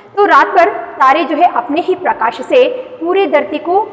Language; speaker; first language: Hindi; non-native, local second language; Kannada